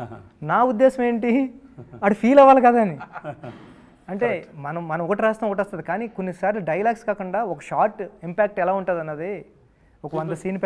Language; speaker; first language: Telugu; native; Telugu